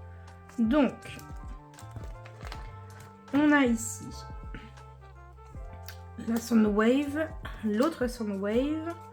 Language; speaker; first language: French; native; French